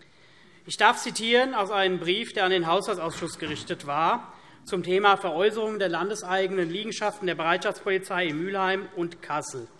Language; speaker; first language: German; native; German